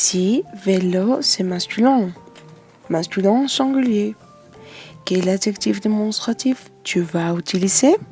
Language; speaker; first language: French; non-native, fluent; Spanish